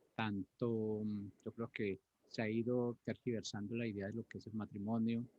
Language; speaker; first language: Spanish; native; Spanish